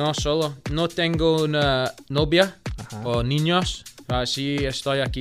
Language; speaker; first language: Spanish; non-native, learner; English